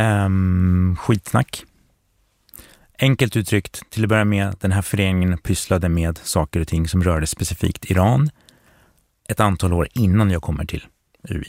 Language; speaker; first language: Swedish; native; Swedish